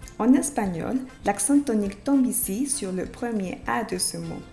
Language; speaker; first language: French; non-native, fluent; Spanish